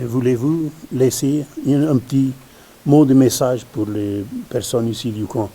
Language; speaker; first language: French; non-native, learner; Portuguese